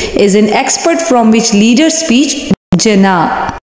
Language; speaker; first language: English; non-native, local second language; Pashto